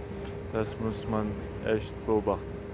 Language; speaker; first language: German; non-native, learner; Persian